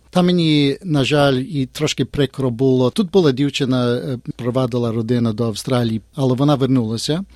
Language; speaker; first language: Ukrainian; early bilingual, heritage; Ukrainian